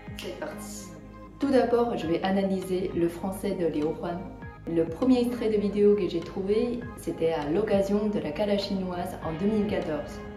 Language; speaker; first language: French; non-native, fluent; Chinese